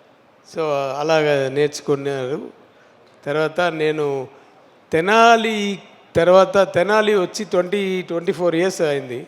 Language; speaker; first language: Telugu; non-native, learner; Tamil